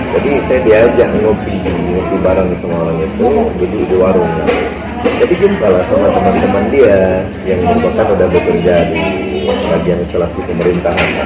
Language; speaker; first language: Indonesian; non-native, local second language; Achinese